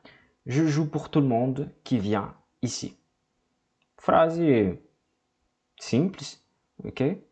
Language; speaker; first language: French; non-native, fluent; Portuguese